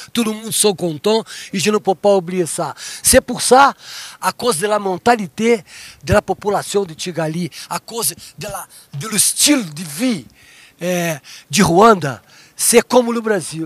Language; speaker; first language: French; non-native, learner; Portuguese